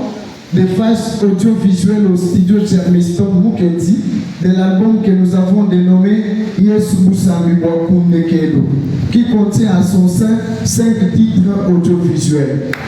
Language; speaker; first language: French; non-native, local second language; Luba-Lulua